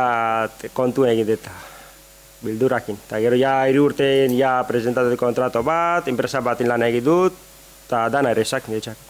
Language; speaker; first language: Basque; non-native, learner; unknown